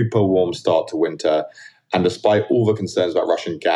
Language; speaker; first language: English; native; English